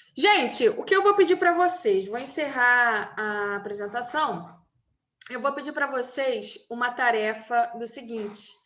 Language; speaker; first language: Portuguese; native; Portuguese